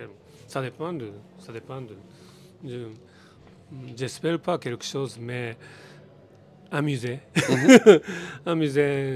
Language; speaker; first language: French; non-native, learner; Japanese